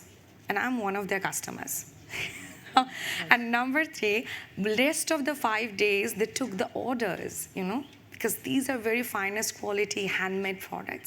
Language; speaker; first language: English; non-native, local second language; Bangla